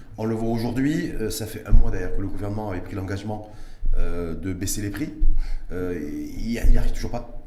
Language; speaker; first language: French; non-native, local second language; Arabic